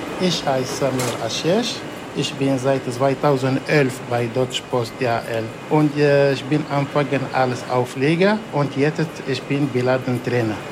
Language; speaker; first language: German; non-native, learner; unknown